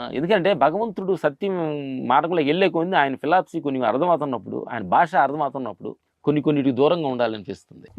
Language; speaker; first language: Telugu; native; Telugu